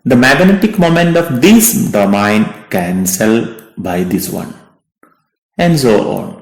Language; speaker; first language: English; non-native, local second language; Malayalam